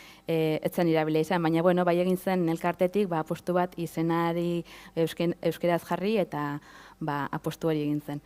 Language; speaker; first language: Basque; native; Basque